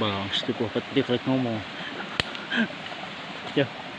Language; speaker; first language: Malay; non-native, local second language; Sundanese